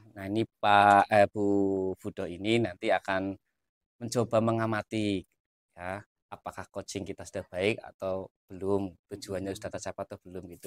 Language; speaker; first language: Indonesian; native; Indonesian